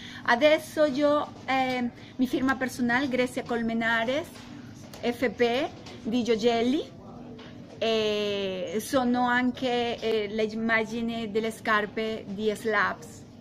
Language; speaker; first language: Italian; non-native, learner; Spanish